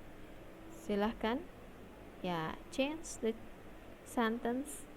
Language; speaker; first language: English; non-native, learner; Indonesian